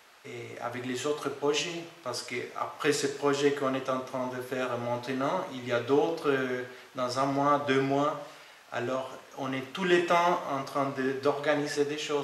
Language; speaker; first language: French; non-native, fluent; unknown